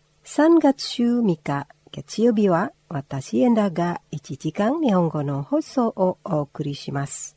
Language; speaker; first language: Japanese; non-native, fluent; Indonesian